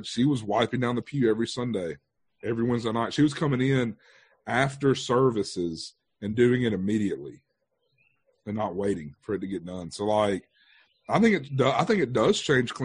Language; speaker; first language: English; native; English